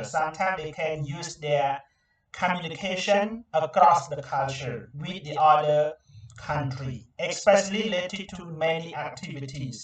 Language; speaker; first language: English; non-native, learner; Khmer